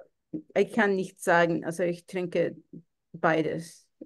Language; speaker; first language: German; non-native, fluent; English